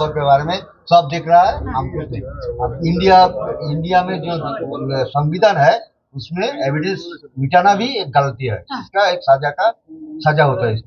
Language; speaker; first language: Hindi; non-native, local second language; Bangla